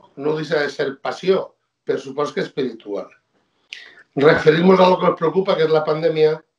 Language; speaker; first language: Spanish; non-native, local second language; Catalan